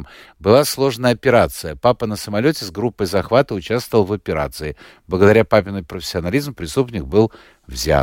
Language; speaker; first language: Russian; native; Russian